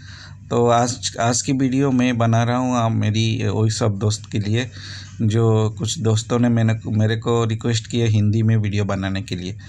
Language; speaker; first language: Hindi; non-native, local second language; Bangla